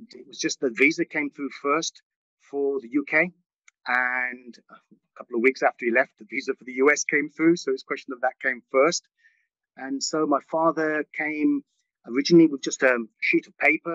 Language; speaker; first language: English; early bilingual, other home language; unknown